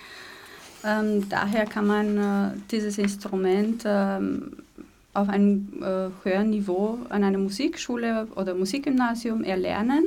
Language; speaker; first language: German; native; German